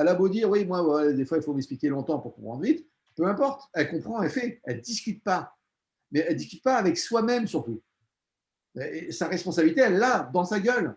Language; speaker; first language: French; native; French